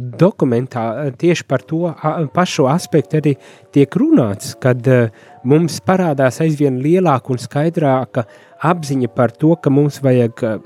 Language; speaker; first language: Latvian; native; Latvian